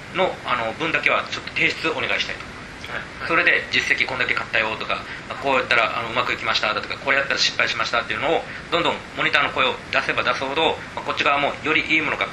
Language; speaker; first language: Japanese; native; Japanese